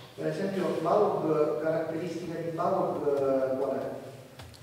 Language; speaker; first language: Italian; native; Italian